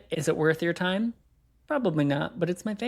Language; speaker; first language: English; native; English